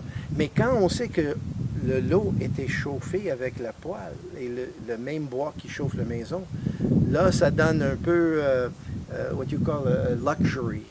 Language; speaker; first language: French; non-native, fluent; English